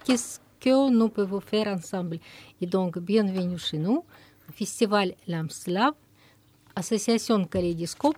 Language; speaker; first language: French; non-native, learner; Russian